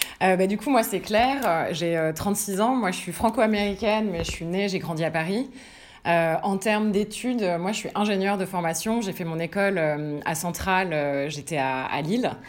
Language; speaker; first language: French; native; French